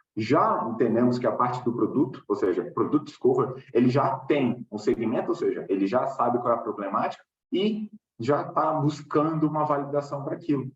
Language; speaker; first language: Portuguese; native; Portuguese